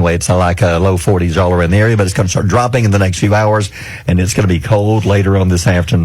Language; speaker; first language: English; native; English